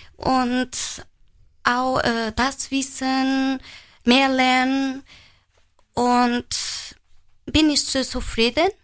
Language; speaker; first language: German; non-native, fluent; Portuguese